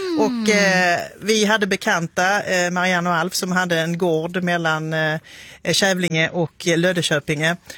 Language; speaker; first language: Swedish; native; Swedish